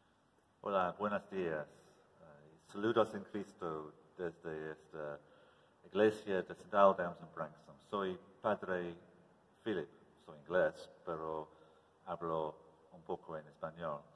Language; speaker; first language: Spanish; non-native, learner; English